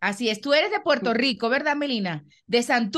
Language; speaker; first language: Spanish; native; Spanish